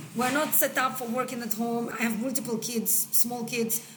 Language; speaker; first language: English; non-native, fluent; Hebrew